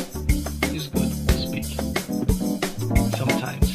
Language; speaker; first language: English; non-native, learner; Portuguese